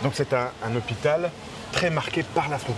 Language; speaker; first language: French; native; French